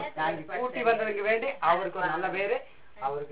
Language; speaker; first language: Tamil; non-native, local second language; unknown